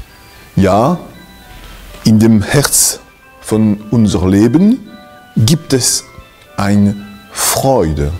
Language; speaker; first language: German; non-native, local second language; French